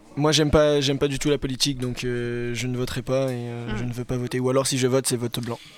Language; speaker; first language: French; native; French